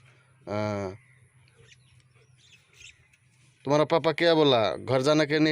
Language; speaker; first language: Hindi; non-native, local second language; Bangla